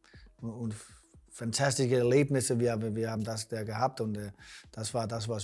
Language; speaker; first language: German; non-native, learner; Danish